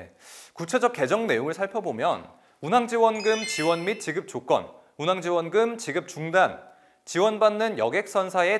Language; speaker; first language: Korean; native; Korean